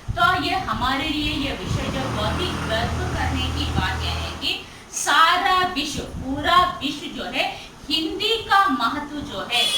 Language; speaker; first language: Hindi; non-native, local second language; Telugu